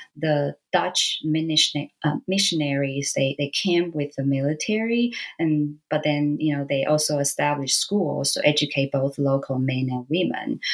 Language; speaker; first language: English; non-native, fluent; Chinese